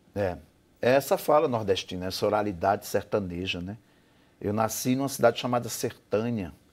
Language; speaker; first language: Portuguese; native; Portuguese